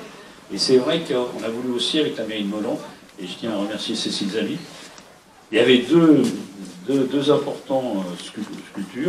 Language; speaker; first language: French; native; French